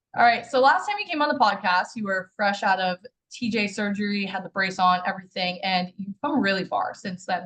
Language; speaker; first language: English; native; English